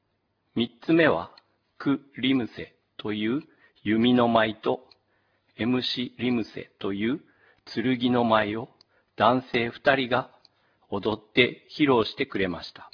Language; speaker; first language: Japanese; native; Japanese